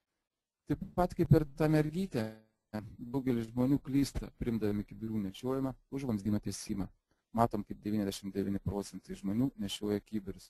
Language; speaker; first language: Lithuanian; native; Lithuanian